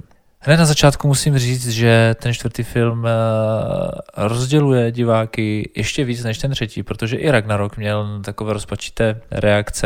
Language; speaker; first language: Czech; native; Czech